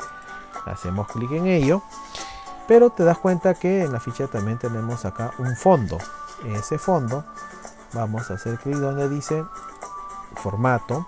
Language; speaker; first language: Spanish; native; Spanish